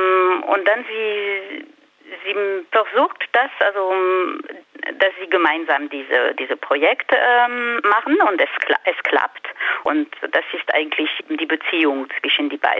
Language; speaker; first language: German; non-native, fluent; French